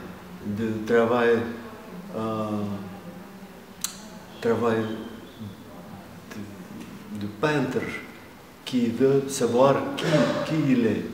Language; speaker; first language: French; non-native, fluent; Russian